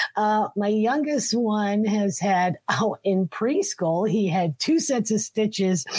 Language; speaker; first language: English; native; English